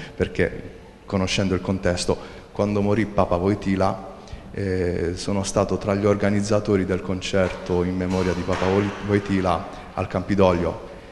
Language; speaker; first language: Italian; native; Italian